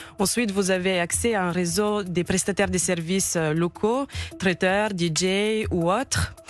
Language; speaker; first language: French; non-native, fluent; Bulgarian